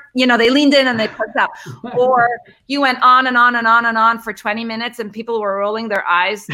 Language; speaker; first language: English; early bilingual, other home language; Arabic